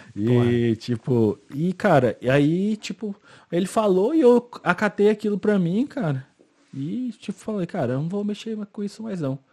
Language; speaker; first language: Portuguese; native; Portuguese